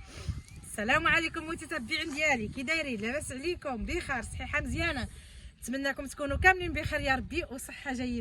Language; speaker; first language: Arabic; native; Arabic